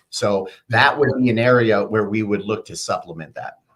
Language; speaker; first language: English; native; English